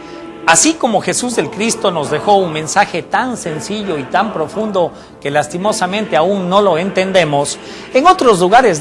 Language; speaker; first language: Spanish; native; Spanish